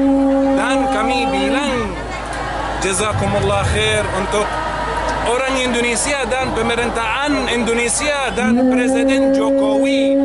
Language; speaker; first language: Indonesian; non-native, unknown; Arabic